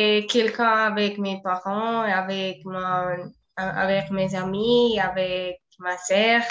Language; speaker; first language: French; non-native, learner; Spanish